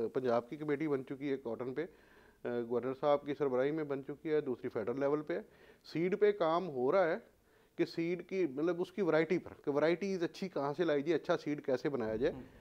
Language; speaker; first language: Urdu; non-native, local second language; Punjabi